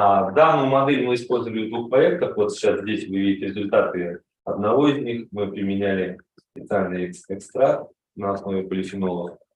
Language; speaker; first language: Russian; native; Russian